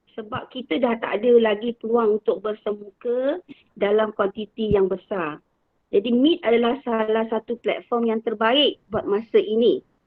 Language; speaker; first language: Malay; native; Malay